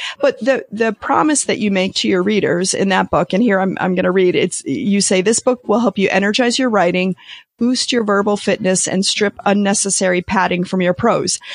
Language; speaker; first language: English; native; English